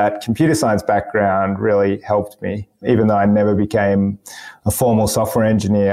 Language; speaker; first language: English; native; English